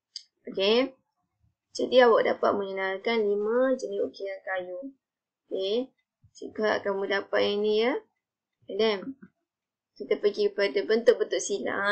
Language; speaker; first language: Malay; native; Malay